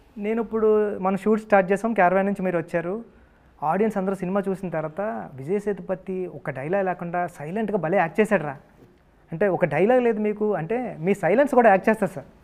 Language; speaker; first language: Telugu; native; Telugu